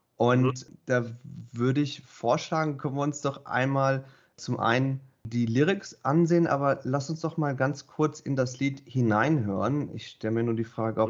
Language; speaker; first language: German; native; German